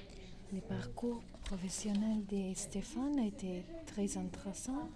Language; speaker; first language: French; non-native, learner; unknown